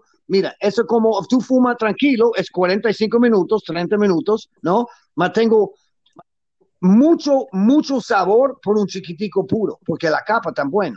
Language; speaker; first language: Spanish; non-native, learner; English